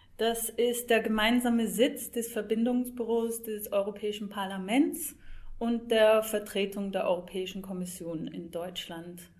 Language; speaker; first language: German; non-native, fluent; English